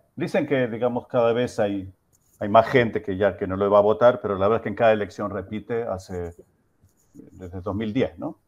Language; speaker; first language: Spanish; native; Spanish